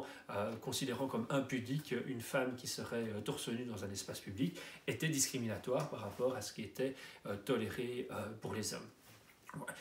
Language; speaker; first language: French; native; French